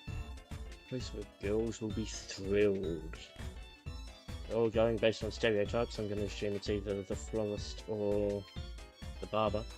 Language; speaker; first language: English; native; English